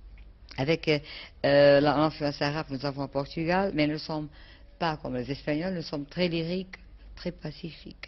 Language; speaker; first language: French; non-native, fluent; Portuguese